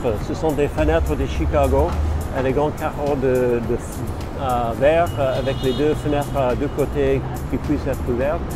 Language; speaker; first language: French; non-native, fluent; English